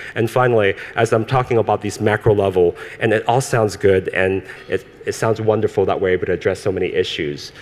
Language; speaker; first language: English; early bilingual, other home language; Cantonese